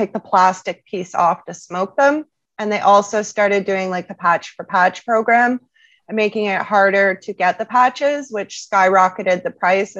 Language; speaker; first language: English; native; English